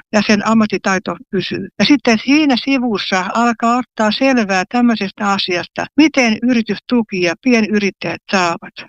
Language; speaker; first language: Finnish; native; Finnish